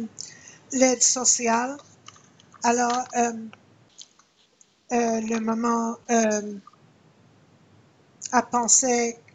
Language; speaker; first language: French; non-native, learner; English